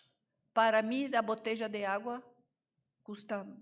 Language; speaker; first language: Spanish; non-native, learner; Portuguese